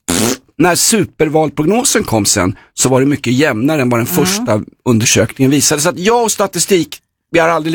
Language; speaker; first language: Swedish; native; Swedish